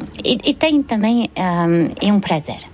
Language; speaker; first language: Portuguese; non-native, fluent; French